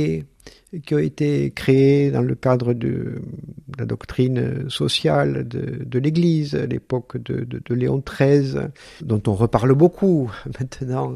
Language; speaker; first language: French; native; French